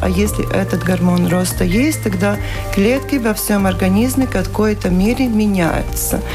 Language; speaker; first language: Russian; non-native, local second language; Latvian